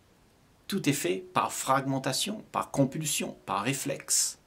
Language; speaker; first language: French; native; French